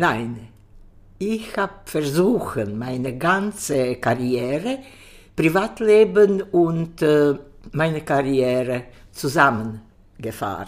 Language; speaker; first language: German; non-native, learner; Croatian